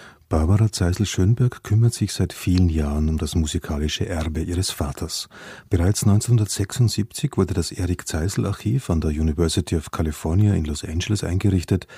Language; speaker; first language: German; native; German